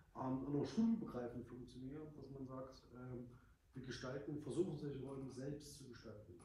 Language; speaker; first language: German; native; German